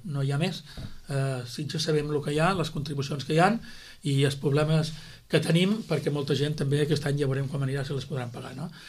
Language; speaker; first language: Catalan; native; Catalan